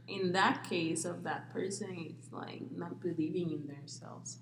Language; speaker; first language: English; non-native, local second language; Spanish